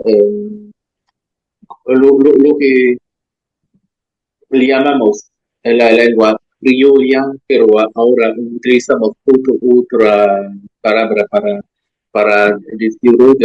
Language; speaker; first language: Spanish; non-native, learner; French